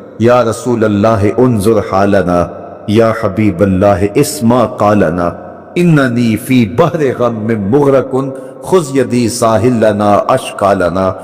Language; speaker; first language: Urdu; non-native, local second language; Punjabi